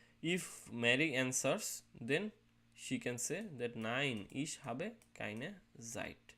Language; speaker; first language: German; non-native, learner; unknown